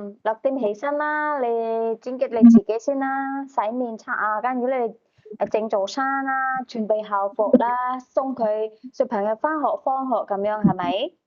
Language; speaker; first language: Cantonese; native; Cantonese